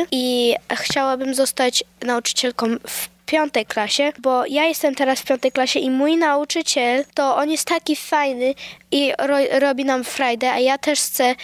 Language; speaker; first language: Polish; early bilingual, heritage; Polish